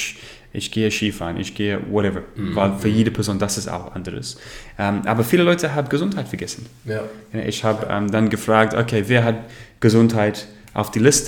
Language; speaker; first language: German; non-native, learner; English